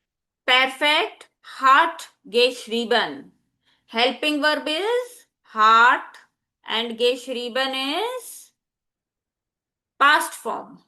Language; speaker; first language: German; non-native, learner; Hindi